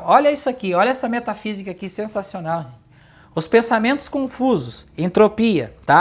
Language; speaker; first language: Portuguese; native; Portuguese